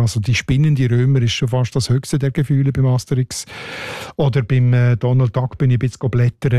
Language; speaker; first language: German; native; German